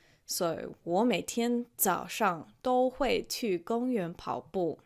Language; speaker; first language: Chinese; non-native, fluent; English